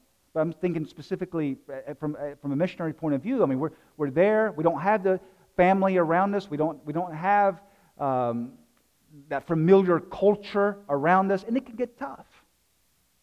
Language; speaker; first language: English; native; English